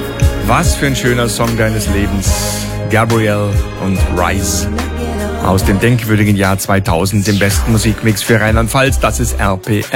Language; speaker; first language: German; native; German